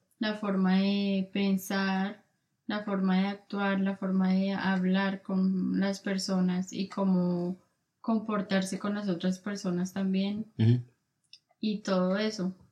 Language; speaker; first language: Spanish; native; Spanish